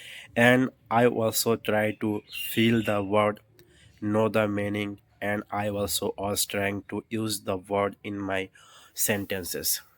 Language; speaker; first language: English; non-native, learner; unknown